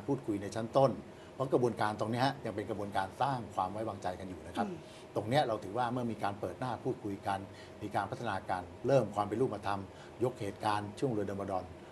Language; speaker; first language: Thai; native; Thai